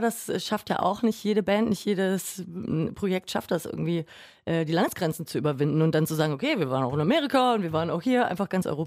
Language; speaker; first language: German; native; German